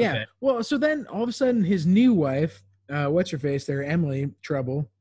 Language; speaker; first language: English; native; English